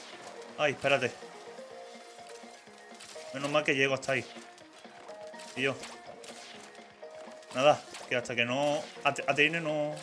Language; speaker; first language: Spanish; native; Spanish